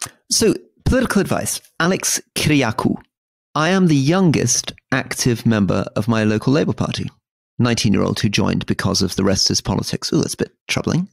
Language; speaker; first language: English; native; English